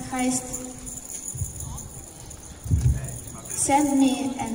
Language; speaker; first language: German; non-native, learner; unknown